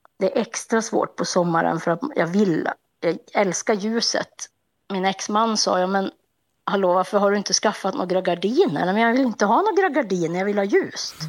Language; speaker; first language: Swedish; native; Swedish